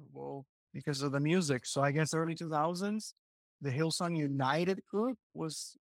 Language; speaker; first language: English; non-native, fluent; Spanish